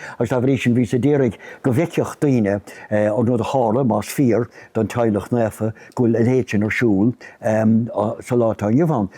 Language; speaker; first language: Irish; native; Irish